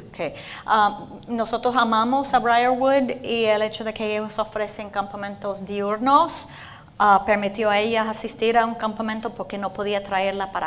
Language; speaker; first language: Spanish; non-native, fluent; English